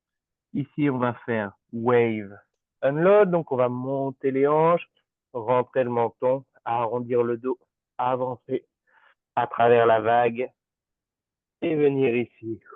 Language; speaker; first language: French; native; French